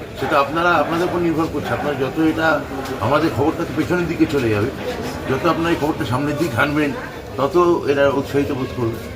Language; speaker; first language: Bangla; native; Bangla